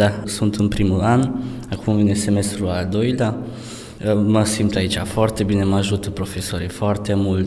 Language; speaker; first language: Romanian; early bilingual, heritage; Romanian